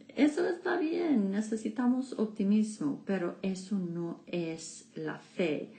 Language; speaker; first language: Spanish; non-native, learner; English